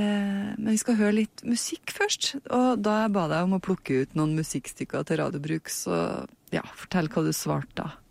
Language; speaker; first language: Norwegian; native; Norwegian